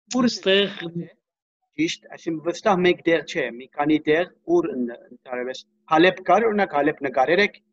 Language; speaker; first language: Armenian; early bilingual, heritage; Armenian